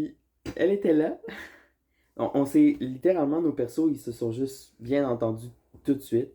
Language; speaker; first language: French; native; French